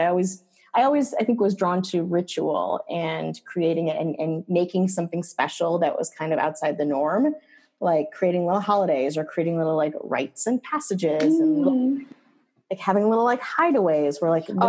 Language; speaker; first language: English; native; English